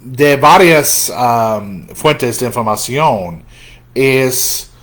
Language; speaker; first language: Spanish; non-native, fluent; English